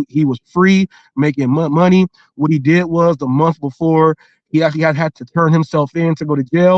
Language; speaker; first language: English; native; English